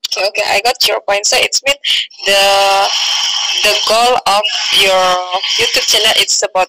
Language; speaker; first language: English; non-native, learner; Indonesian